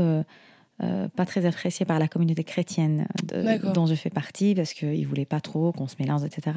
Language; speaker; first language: French; non-native, fluent; Arabic